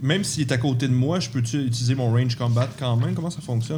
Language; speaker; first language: French; native; French